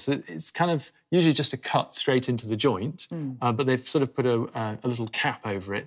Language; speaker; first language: English; native; English